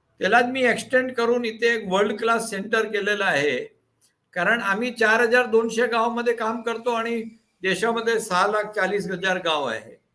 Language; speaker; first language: Marathi; non-native, local second language; Gujarati